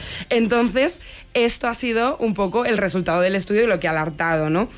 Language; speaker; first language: Spanish; native; Spanish